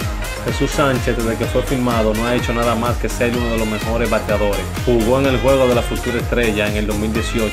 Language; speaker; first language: Spanish; native; Spanish